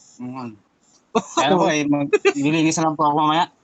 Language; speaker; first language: Filipino; non-native, local second language; Hiligaynon